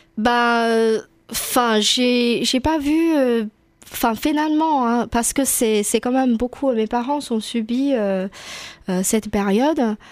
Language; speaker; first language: French; non-native, fluent; Chinese